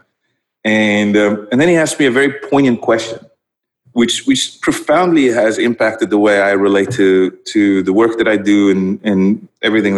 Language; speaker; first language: English; non-native, local second language; Dutch